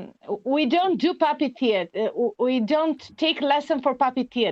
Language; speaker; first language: English; non-native, learner; Albanian